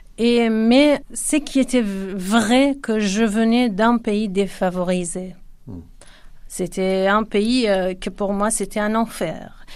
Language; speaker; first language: French; non-native, fluent; Kurdish